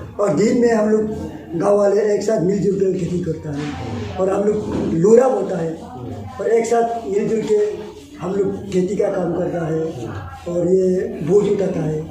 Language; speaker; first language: Hindi; non-native, local second language; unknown